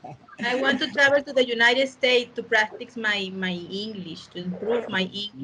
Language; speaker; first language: English; non-native, learner; Spanish